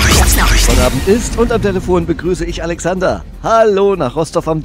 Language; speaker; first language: German; native; German